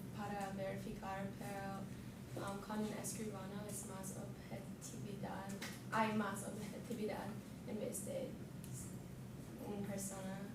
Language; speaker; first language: Spanish; non-native, learner; English